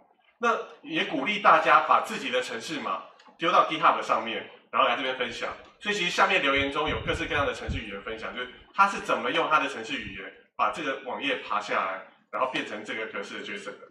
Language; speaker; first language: Chinese; native; Chinese